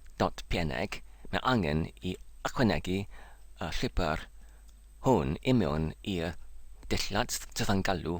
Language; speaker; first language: Welsh; non-native, learner; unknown